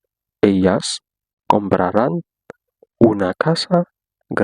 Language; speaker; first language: Spanish; non-native, fluent; Haitian Creole